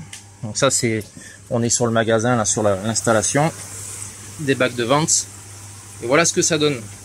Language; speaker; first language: French; native; French